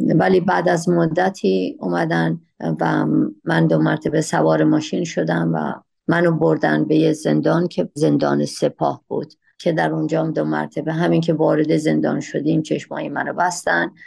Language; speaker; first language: Persian; native; Persian